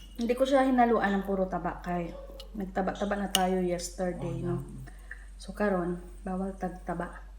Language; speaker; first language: Filipino; non-native, local second language; Cebuano